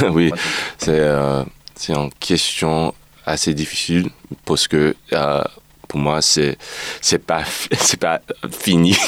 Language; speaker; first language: French; non-native, learner; English